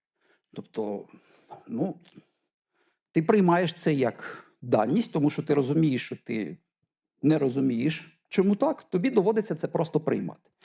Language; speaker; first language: Ukrainian; native; Ukrainian